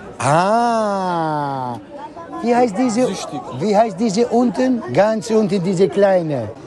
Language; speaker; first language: German; non-native, learner; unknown